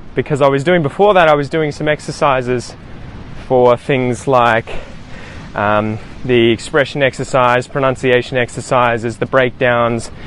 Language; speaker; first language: English; native; English